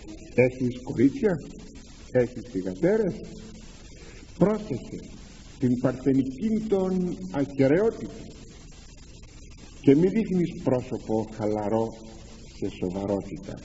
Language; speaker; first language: Greek; native; Greek